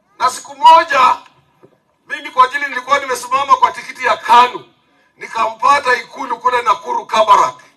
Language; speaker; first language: Swahili; non-native, local second language; Luyia